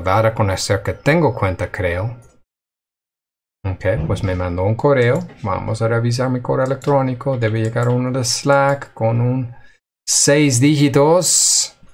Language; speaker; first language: Spanish; non-native, fluent; English